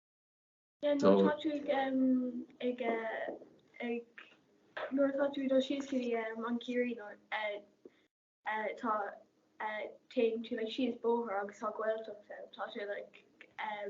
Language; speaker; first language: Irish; non-native, local second language; English